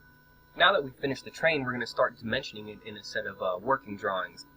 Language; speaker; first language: English; native; English